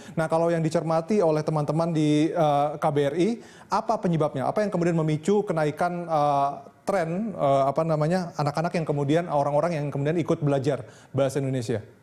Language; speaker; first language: Indonesian; native; Indonesian